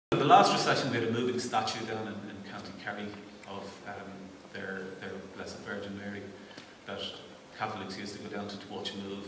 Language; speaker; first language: English; native; English